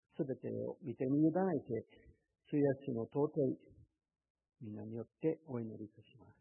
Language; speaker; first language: Japanese; non-native, fluent; English